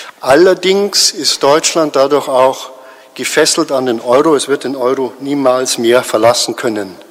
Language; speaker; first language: German; native; German